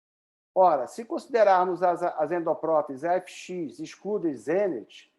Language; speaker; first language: Portuguese; native; Portuguese